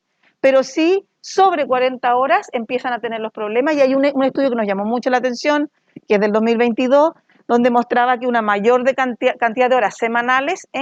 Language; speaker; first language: Spanish; native; Spanish